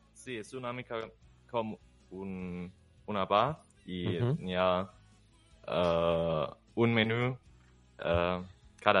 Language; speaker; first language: Catalan; non-native, learner; German